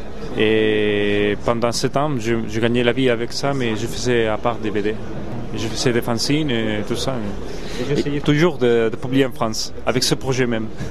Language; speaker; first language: French; non-native, fluent; Spanish